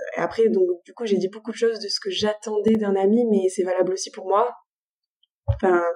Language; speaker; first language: French; native; French